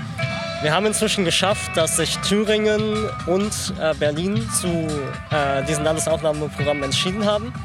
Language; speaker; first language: German; native; German